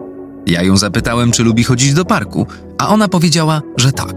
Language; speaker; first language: Polish; native; Polish